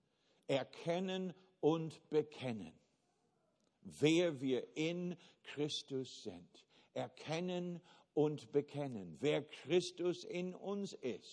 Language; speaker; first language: German; non-native, fluent; English